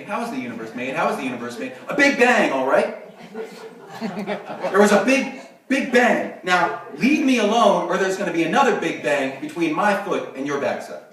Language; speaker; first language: English; native; English